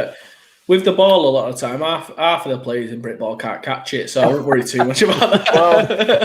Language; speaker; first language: English; native; English